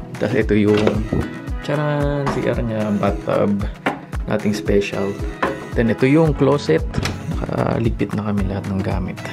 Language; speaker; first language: Filipino; native; Filipino